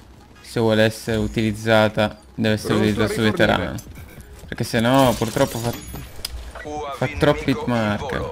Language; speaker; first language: Italian; native; Italian